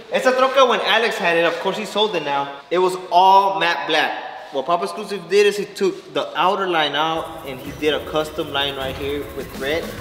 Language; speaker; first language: English; early bilingual, other home language; Spanish